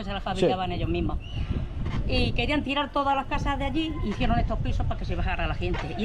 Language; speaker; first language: Spanish; native; Spanish